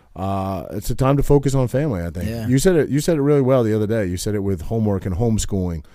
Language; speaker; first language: English; native; English